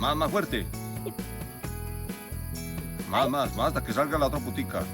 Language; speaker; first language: Spanish; native; Spanish